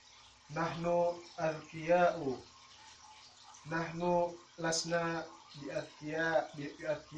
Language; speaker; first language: Arabic; non-native, learner; Indonesian